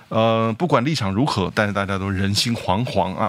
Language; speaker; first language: Chinese; native; Chinese